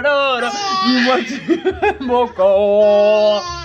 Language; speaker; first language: French; native; French